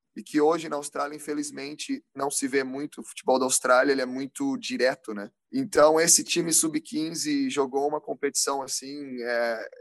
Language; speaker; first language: Portuguese; native; Portuguese